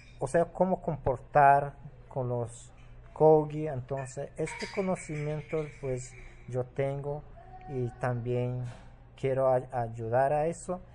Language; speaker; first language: Spanish; non-native, local second language; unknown